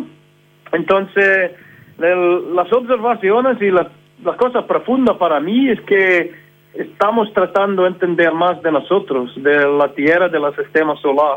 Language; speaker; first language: Spanish; non-native, fluent; English